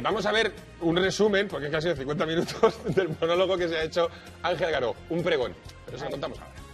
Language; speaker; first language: Spanish; native; Spanish